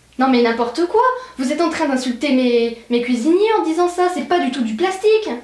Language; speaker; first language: French; native; French